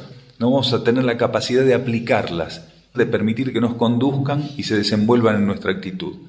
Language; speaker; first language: Spanish; native; Spanish